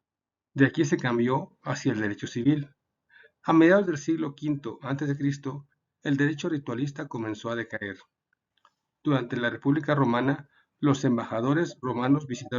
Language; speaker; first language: Spanish; native; Spanish